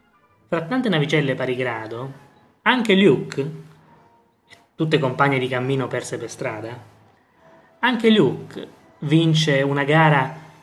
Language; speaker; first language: Italian; native; Italian